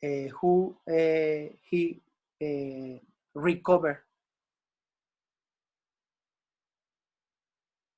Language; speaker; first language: English; non-native, learner; Spanish